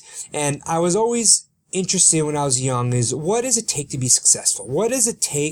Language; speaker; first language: English; early bilingual, other home language; Korean